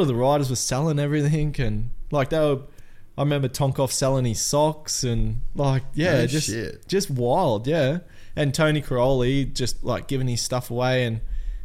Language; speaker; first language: English; native; English